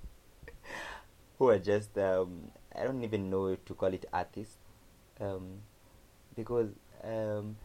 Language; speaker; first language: English; non-native, local second language; Kamba